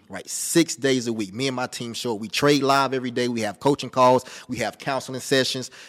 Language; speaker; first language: English; native; English